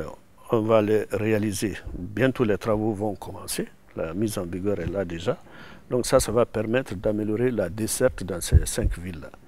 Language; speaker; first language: French; non-native, local second language; Susu